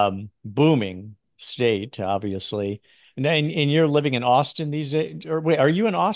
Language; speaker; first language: English; native; English